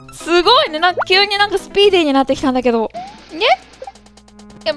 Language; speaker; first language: Japanese; native; Japanese